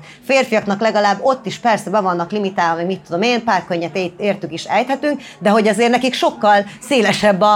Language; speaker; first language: Hungarian; native; Hungarian